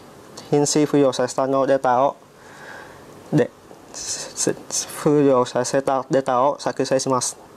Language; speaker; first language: Japanese; non-native, learner; Vietnamese